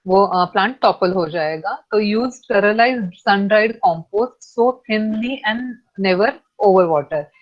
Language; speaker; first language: Hindi; non-native, local second language; Marathi